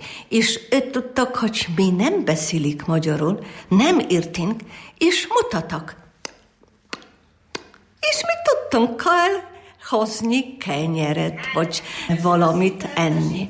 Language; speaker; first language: Hungarian; non-native, learner; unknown